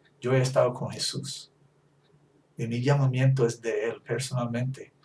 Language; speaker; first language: Spanish; non-native, fluent; English